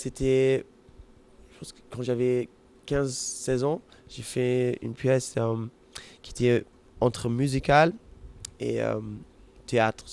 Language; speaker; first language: French; non-native, fluent; German